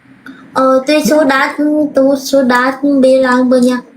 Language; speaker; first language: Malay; non-native, learner; Vietnamese